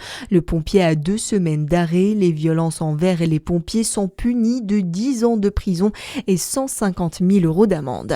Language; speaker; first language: French; native; French